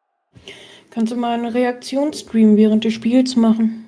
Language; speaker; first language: German; native; German